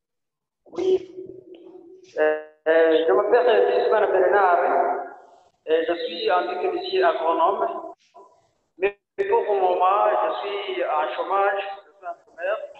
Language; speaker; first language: French; non-native, learner; Rundi